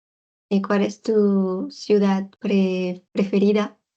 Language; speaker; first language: Spanish; non-native, fluent; French